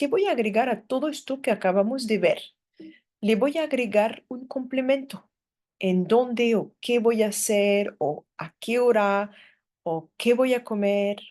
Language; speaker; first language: Spanish; non-native, fluent; French